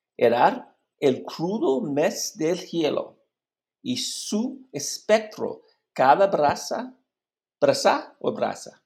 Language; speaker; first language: Spanish; non-native, learner; English